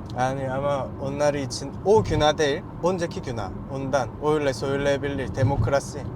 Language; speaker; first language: Turkish; non-native, learner; Korean